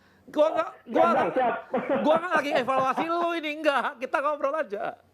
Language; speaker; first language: Indonesian; native; Indonesian